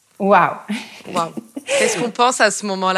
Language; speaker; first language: French; native; French